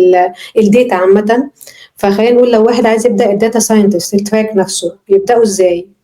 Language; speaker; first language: Arabic; native; Arabic